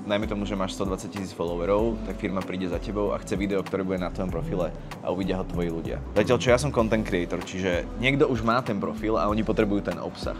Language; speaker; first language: Slovak; early bilingual, other home language; Arabic